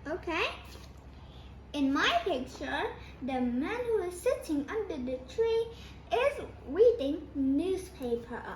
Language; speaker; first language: English; non-native, fluent; Vietnamese